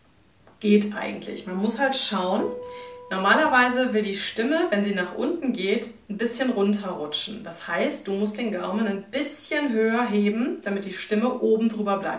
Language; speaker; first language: German; native; German